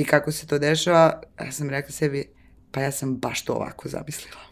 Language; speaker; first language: Serbian; native; Serbian